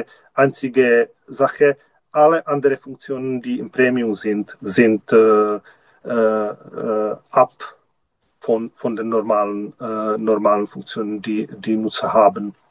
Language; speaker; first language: German; non-native, learner; Czech